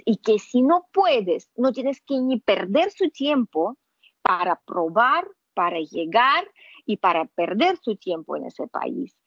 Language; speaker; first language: Spanish; non-native, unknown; Russian